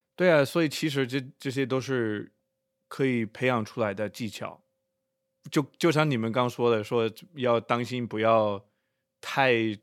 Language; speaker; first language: Chinese; non-native, fluent; English